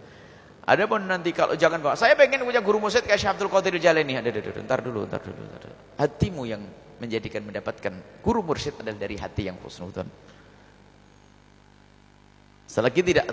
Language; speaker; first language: Indonesian; native; Indonesian